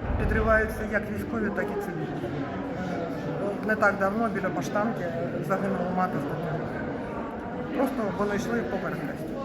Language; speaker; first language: Ukrainian; native; Ukrainian